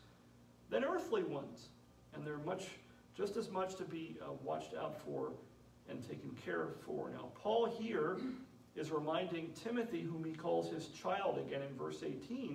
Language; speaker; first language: English; native; English